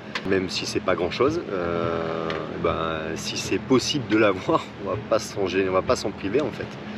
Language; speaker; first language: French; native; French